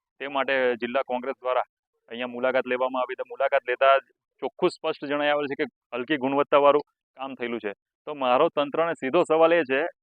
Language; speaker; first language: Gujarati; non-native, local second language; Rathawi